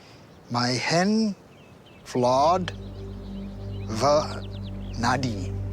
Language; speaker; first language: Welsh; non-native, learner; English